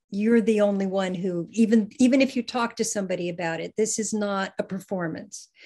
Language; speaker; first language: English; native; English